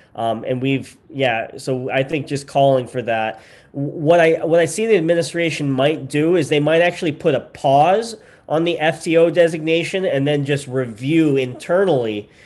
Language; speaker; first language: English; native; English